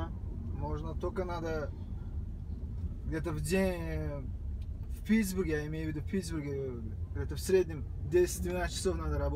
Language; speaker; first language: Russian; non-native, fluent; Uzbek